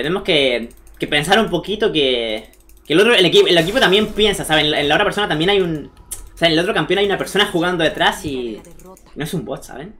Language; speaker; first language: Spanish; native; Spanish